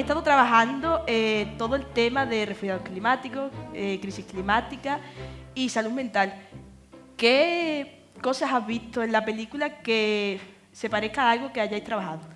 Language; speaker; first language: Spanish; native; Spanish